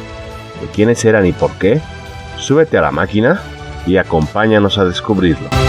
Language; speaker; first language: Spanish; native; Spanish